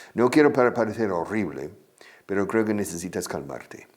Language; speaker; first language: Spanish; non-native, fluent; English